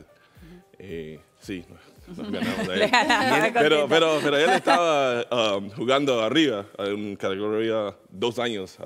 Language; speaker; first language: Spanish; non-native, learner; English